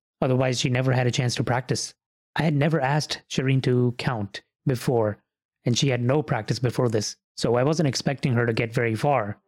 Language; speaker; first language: English; early bilingual, other home language; Punjabi